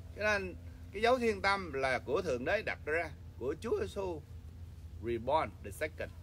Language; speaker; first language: Vietnamese; early bilingual, heritage; Vietnamese